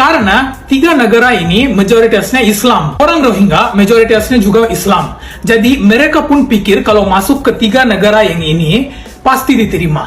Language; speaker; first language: Indonesian; non-native, fluent; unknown